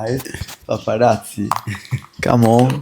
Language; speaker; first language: English; non-native, learner; Italian